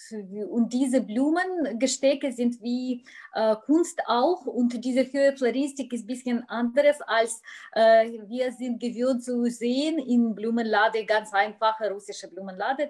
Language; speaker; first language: German; non-native, learner; Russian